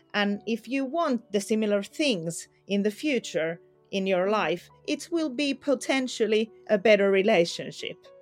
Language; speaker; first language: English; non-native, fluent; Finnish